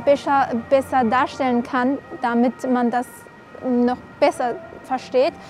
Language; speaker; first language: German; non-native, fluent; Kurdish